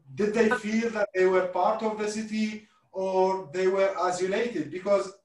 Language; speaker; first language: English; non-native, fluent; Arabic